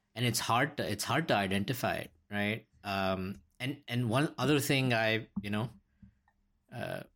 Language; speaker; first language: English; early bilingual, other home language; Hindi